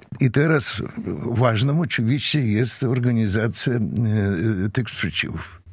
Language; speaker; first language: Polish; non-native, fluent; Russian